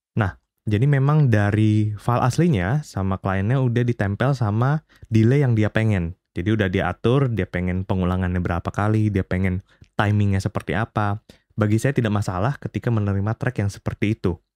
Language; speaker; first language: Indonesian; native; Indonesian